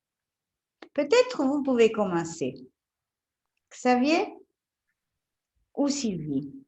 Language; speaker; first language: French; non-native, fluent; Italian